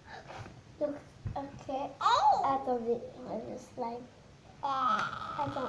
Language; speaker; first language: French; native; French